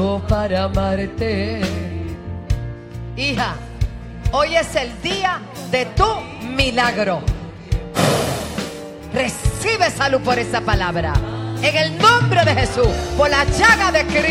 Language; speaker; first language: Spanish; native; Spanish